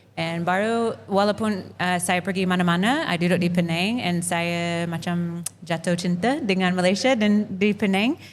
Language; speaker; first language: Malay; non-native, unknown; English